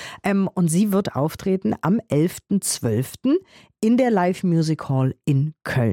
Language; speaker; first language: German; native; German